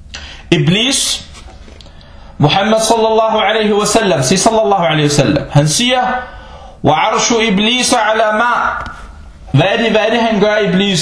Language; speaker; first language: Danish; non-native, fluent; Arabic